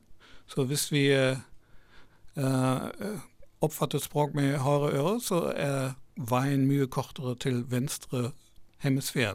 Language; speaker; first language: Norwegian; non-native, fluent; German